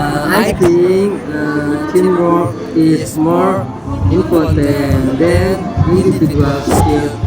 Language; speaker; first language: English; non-native, learner; Indonesian